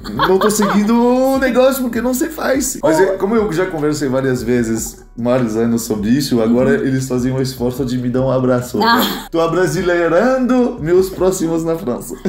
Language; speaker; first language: Portuguese; non-native, fluent; French